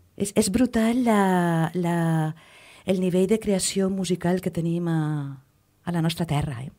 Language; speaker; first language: Catalan; native; Catalan